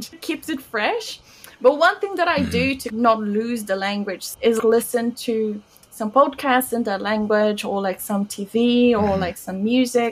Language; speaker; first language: English; non-native, fluent; Bulgarian